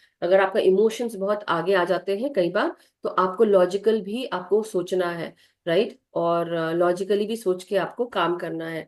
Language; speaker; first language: Hindi; native; Hindi